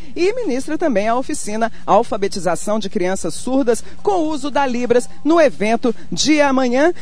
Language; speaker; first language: Portuguese; native; Portuguese